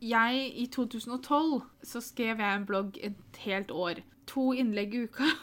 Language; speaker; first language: Norwegian; native; Norwegian